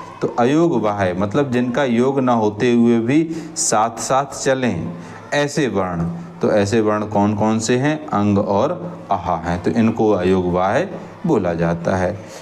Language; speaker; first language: Hindi; native; Hindi